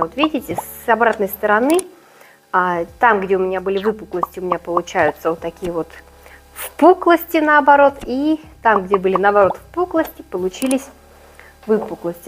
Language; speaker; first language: Russian; native; Russian